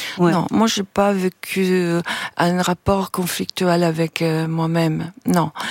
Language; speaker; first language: French; non-native, fluent; Italian